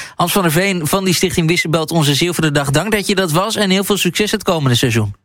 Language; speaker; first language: Dutch; native; Dutch